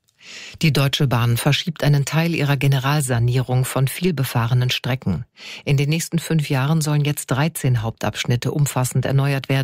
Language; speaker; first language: German; native; German